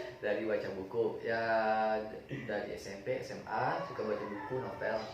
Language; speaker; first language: Indonesian; non-native, local second language; Minangkabau